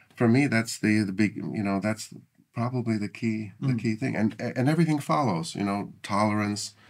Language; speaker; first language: English; native; English